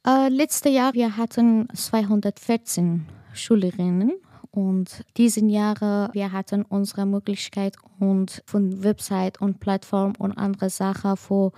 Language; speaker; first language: German; non-native, learner; Persian